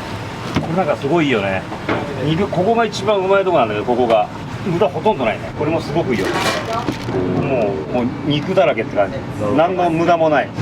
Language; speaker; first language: Japanese; native; Japanese